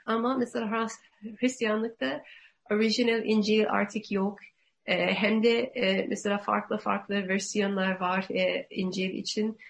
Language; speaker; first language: Turkish; non-native, learner; English